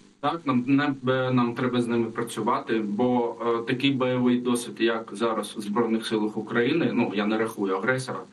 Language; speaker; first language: Ukrainian; non-native, local second language; Russian